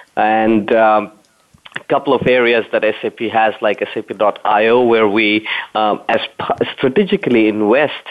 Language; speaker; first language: English; non-native, fluent; German